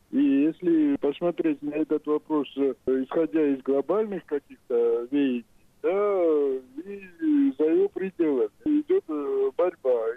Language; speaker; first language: Russian; non-native, local second language; Georgian